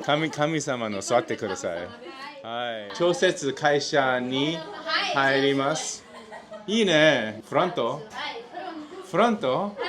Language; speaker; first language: Japanese; non-native, learner; Chinese